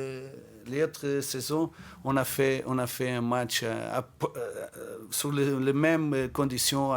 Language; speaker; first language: French; non-native, fluent; Portuguese